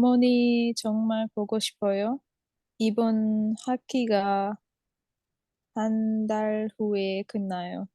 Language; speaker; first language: Korean; non-native, learner; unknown